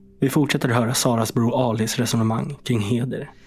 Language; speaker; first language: Swedish; native; Swedish